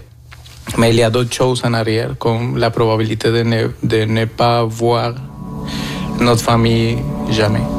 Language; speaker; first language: French; non-native, fluent; Spanish